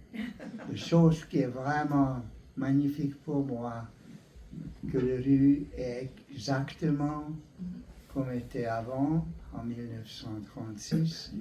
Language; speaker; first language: French; non-native, learner; Hungarian